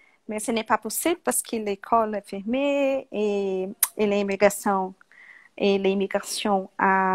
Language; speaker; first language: French; non-native, learner; Portuguese